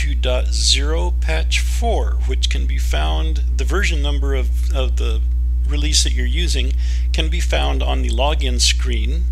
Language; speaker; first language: English; native; English